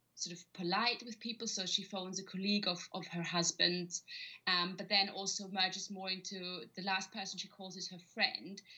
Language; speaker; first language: English; non-native, fluent; German